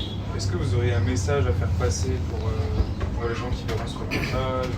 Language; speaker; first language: French; native; French